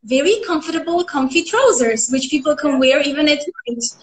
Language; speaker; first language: English; non-native, fluent; Armenian